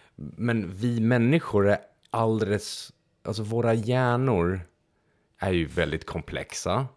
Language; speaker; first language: Swedish; early bilingual, other home language; Hungarian